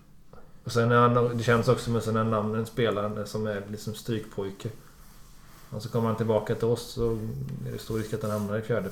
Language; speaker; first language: Swedish; native; Swedish